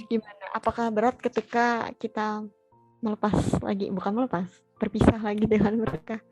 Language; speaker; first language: Indonesian; native; Indonesian